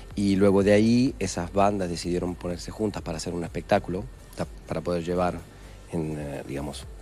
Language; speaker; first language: Spanish; native; Spanish